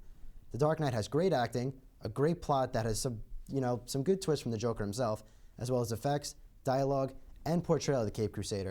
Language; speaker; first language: English; native; English